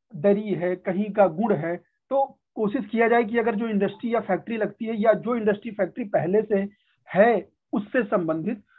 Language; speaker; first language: Hindi; native; Hindi